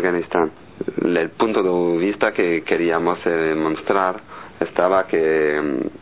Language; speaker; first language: Spanish; non-native, learner; French